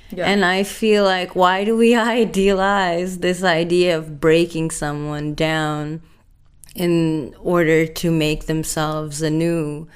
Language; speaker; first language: English; non-native, fluent; Indonesian